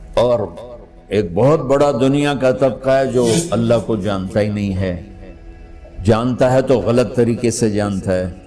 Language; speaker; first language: Urdu; non-native, local second language; Punjabi